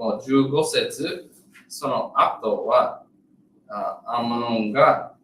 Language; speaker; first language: Japanese; non-native, learner; English